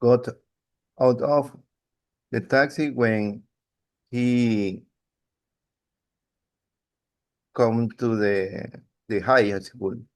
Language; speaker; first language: English; non-native, learner; Spanish